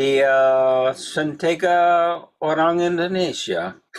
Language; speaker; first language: Indonesian; non-native, learner; English